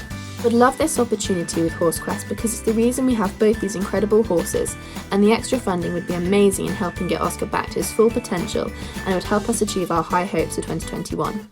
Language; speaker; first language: English; native; English